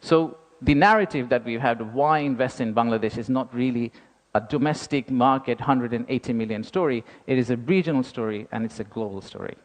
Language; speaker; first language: English; non-native, local second language; Bangla